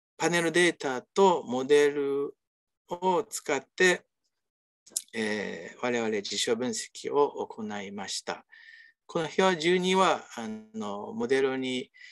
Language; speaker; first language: Japanese; non-native, fluent; Chinese